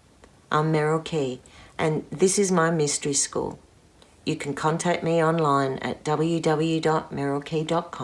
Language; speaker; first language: English; native; English